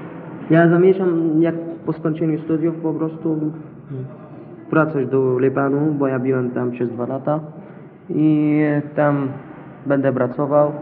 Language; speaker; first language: Polish; non-native, fluent; Arabic